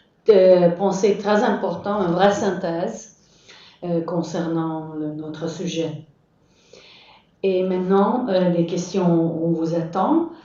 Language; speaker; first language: French; non-native, fluent; Hungarian